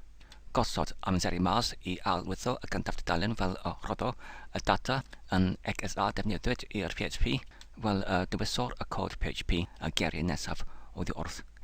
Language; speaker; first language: Welsh; non-native, learner; English